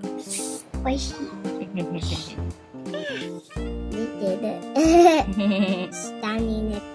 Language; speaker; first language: Japanese; early bilingual, heritage; Japanese